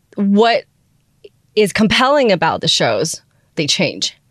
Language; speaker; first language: English; early bilingual, other home language; Chinese